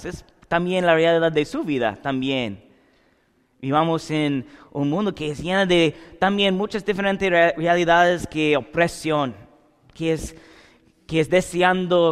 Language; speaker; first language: Spanish; non-native, learner; English